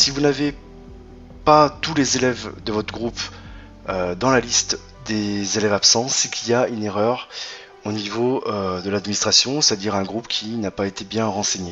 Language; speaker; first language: French; native; French